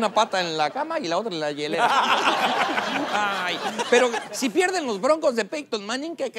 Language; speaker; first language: Spanish; native; Spanish